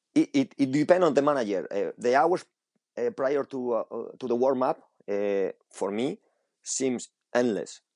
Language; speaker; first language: English; non-native, fluent; Spanish